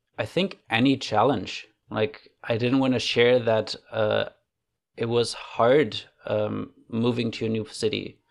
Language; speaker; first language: English; non-native, fluent; German